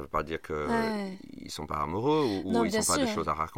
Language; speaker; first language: French; non-native, fluent; English